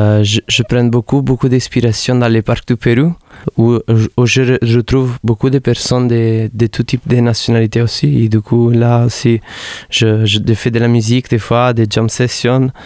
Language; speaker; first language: French; non-native, fluent; Italian